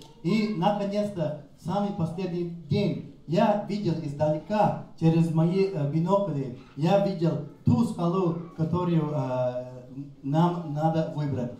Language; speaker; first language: Russian; non-native, fluent; English